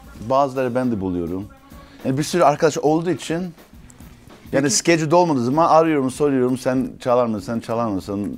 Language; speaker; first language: Turkish; early bilingual, heritage; Turkish